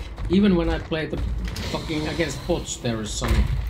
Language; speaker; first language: English; non-native, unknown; Finnish